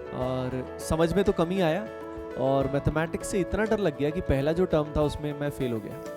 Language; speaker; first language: Hindi; native; Hindi